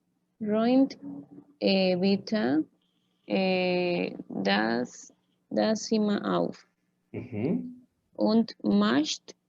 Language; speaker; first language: German; non-native, learner; Spanish